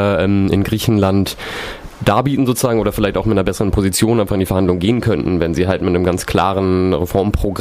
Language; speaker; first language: German; native; German